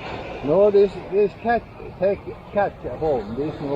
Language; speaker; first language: English; non-native, learner; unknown